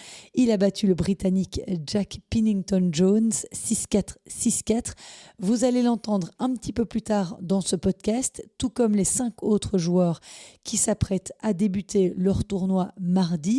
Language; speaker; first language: French; native; French